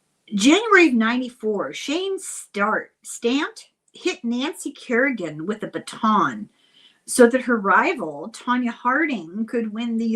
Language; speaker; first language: English; native; English